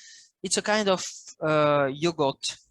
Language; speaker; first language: English; non-native, learner; French